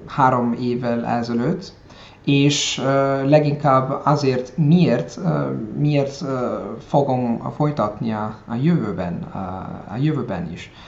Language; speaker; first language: Hungarian; non-native, learner; Italian